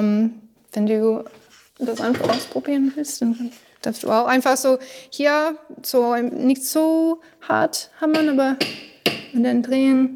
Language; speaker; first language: German; non-native, learner; English